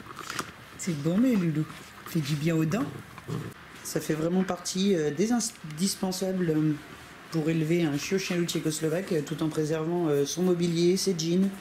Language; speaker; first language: French; native; French